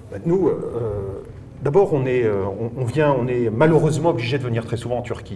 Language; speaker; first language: French; native; French